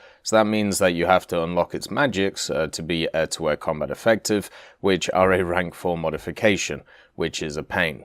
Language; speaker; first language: English; native; English